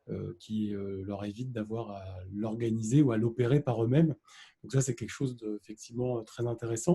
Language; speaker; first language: French; native; French